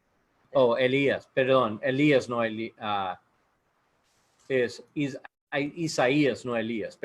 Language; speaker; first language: Spanish; non-native, learner; English